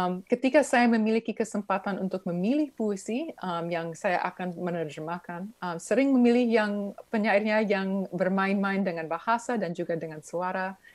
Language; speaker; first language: Indonesian; early bilingual, other home language; English